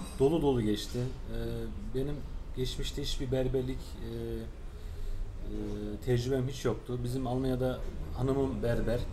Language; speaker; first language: Turkish; early bilingual, heritage; Turkish